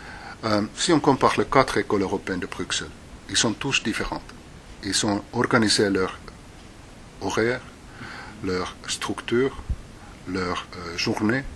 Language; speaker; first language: French; non-native, fluent; Finnish